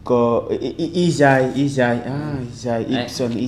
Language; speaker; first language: Vietnamese; non-native, learner; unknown